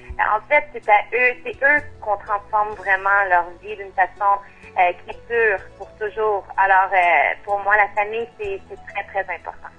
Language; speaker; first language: French; native; French